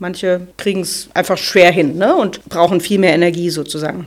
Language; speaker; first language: German; native; German